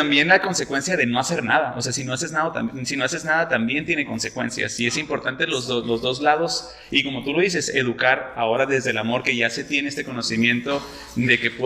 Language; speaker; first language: Spanish; native; Spanish